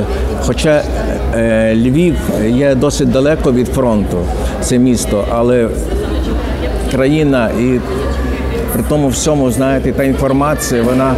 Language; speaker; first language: Ukrainian; native; Ukrainian